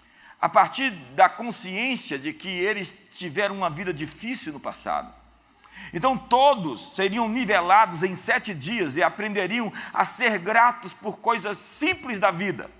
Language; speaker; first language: Portuguese; native; Portuguese